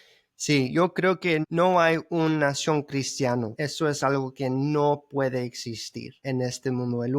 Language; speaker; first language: Spanish; early bilingual, heritage; Spanish